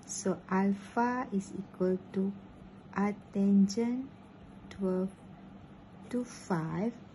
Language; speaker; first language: English; non-native, local second language; Malay